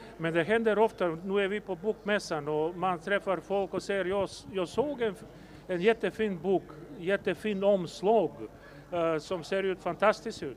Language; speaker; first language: Swedish; non-native, fluent; Macedonian